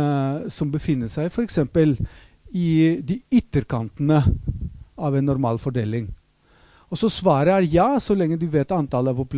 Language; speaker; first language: Norwegian; non-native, fluent; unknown